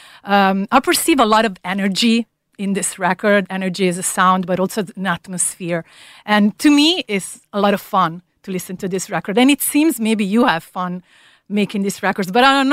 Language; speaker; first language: English; non-native, fluent; Italian